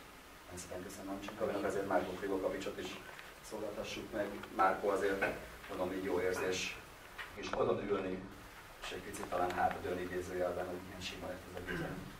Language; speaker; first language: Hungarian; native; Hungarian